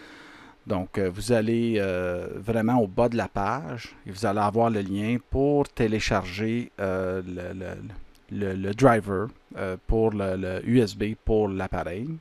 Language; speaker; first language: French; native; French